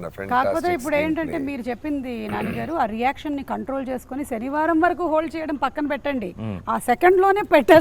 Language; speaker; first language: Telugu; native; Telugu